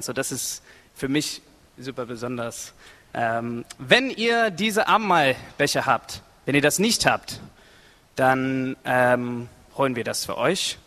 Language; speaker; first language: German; non-native, learner; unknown